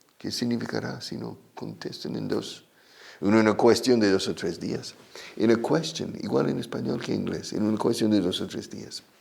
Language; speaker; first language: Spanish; non-native, fluent; English